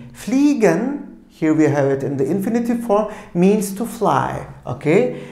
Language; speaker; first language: English; non-native, fluent; Turkish